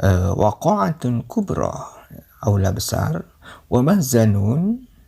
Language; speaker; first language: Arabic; non-native, fluent; Indonesian